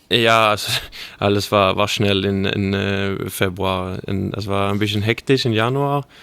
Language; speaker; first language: German; non-native, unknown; Swedish